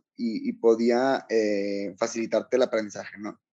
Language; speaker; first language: Spanish; native; Spanish